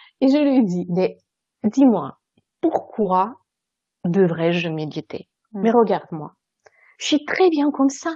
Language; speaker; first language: French; non-native, fluent; Russian